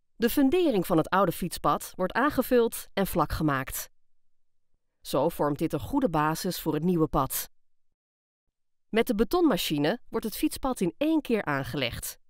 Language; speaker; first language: Dutch; native; Dutch